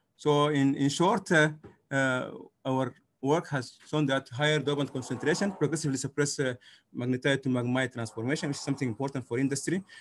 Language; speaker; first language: English; non-native, fluent; Arabic